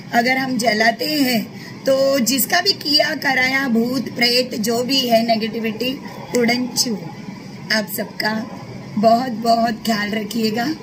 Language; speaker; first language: Hindi; native; Hindi